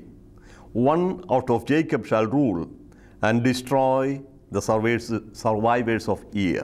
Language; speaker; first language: English; non-native, local second language; Malayalam